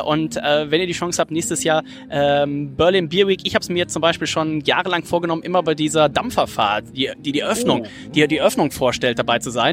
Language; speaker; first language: German; native; German